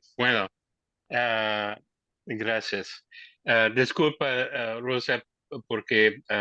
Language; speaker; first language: Spanish; non-native, learner; English